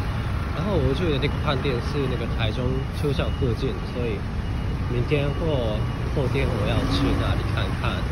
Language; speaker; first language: Chinese; non-native, fluent; Japanese